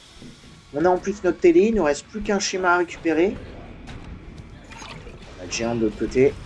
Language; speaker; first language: French; native; French